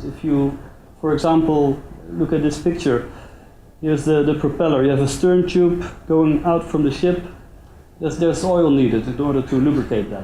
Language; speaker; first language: English; non-native, fluent; Dutch